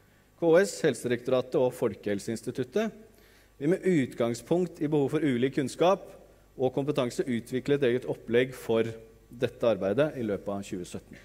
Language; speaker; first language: Norwegian; native; Norwegian